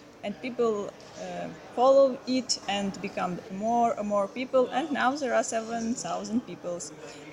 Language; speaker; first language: English; non-native, learner; Ukrainian